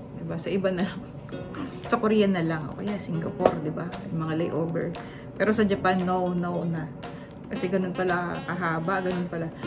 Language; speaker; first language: Filipino; native; Filipino